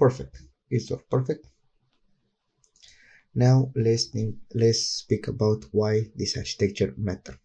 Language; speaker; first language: English; non-native, fluent; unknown